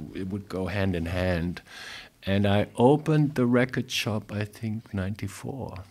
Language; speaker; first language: English; non-native, fluent; German